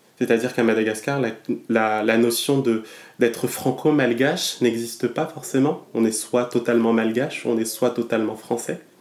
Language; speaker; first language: French; non-native, local second language; Malagasy